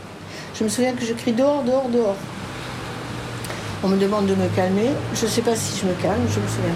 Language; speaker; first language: French; native; French